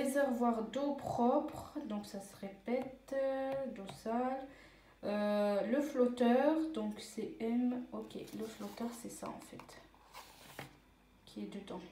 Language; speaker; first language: French; native; French